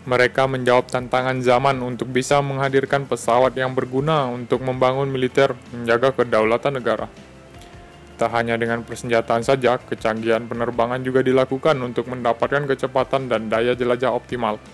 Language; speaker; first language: Indonesian; native; Indonesian